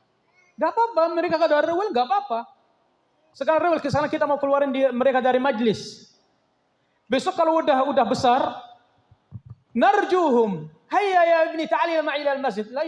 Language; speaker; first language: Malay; non-native, fluent; Arabic